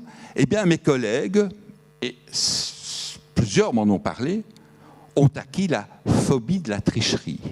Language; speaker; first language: French; native; French